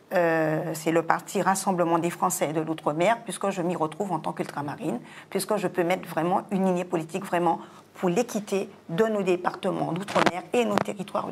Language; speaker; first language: French; non-native, local second language; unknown